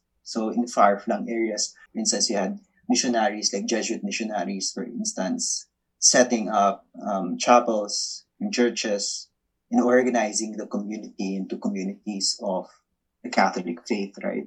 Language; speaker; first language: English; non-native, local second language; Filipino